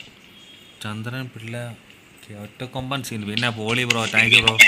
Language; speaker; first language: Malayalam; native; Malayalam